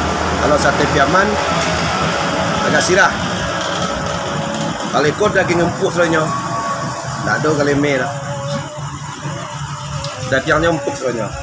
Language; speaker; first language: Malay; non-native, local second language; Minangkabau